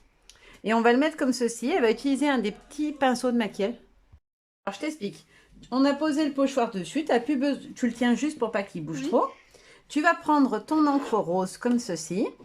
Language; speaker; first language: French; native; French